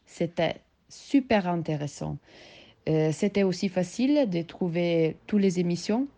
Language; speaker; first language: French; non-native, learner; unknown